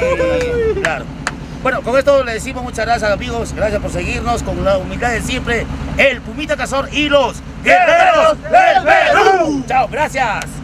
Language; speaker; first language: Spanish; native; Spanish